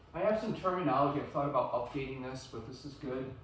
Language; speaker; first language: English; native; English